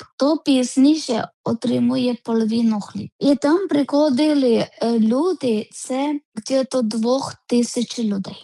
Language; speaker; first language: Ukrainian; non-native, learner; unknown